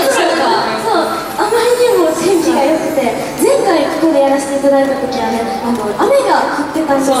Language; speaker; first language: Japanese; native; Japanese